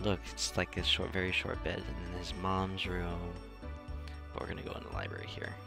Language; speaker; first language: English; native; English